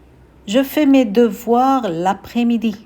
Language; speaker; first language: French; non-native, fluent; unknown